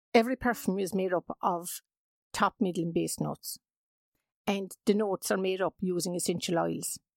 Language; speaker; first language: English; native; English